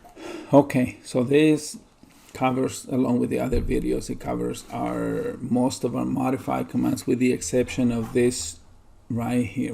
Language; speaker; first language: English; native; English